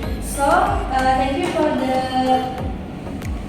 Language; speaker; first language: English; non-native, learner; Indonesian